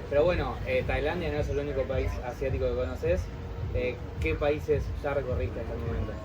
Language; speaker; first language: Spanish; native; Spanish